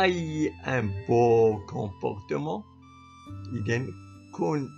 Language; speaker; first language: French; non-native, fluent; Arabic